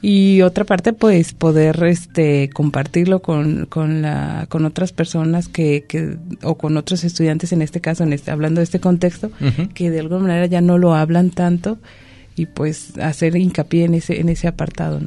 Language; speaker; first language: Spanish; non-native, local second language; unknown